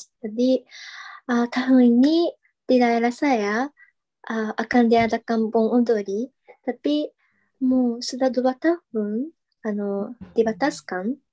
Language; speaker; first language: Indonesian; non-native, fluent; Japanese